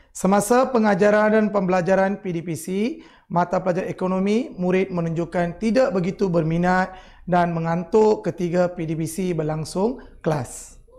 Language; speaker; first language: Malay; non-native, local second language; Tamil